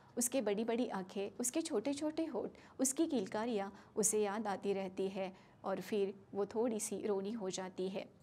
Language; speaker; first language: Hindi; non-native, local second language; Marathi